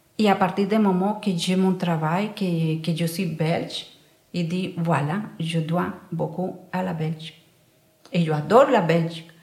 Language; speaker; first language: French; non-native, learner; Spanish